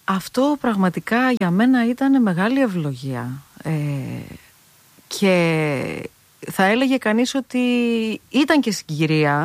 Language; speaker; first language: Greek; native; Greek